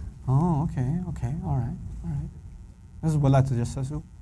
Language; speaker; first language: English; native; English